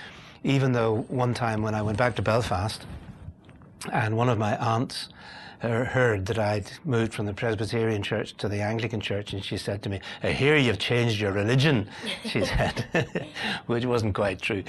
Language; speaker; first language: English; native; English